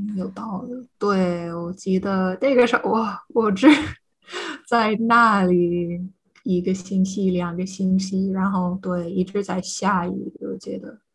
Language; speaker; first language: Chinese; non-native, fluent; English